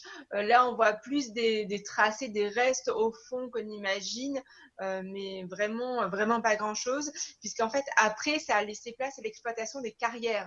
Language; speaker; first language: French; native; French